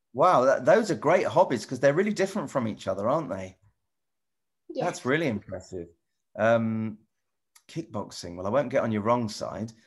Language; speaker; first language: English; native; English